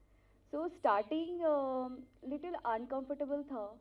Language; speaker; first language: Hindi; non-native, local second language; Telugu